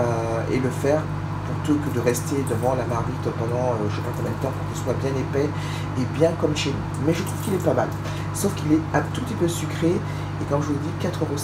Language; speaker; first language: French; native; French